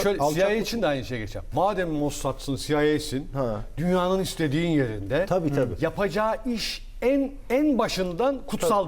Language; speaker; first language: Turkish; native; Turkish